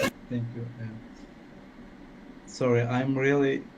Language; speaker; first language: English; non-native, learner; Turkish